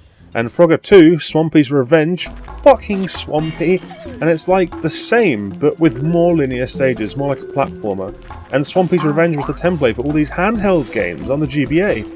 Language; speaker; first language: English; native; English